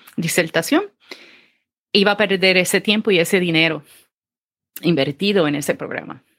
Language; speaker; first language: Spanish; native; Spanish